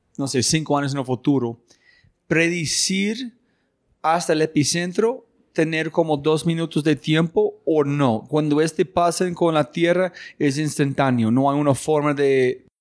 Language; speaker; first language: Spanish; non-native, learner; English